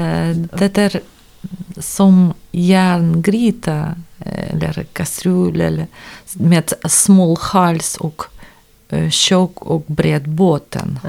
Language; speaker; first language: Swedish; non-native, fluent; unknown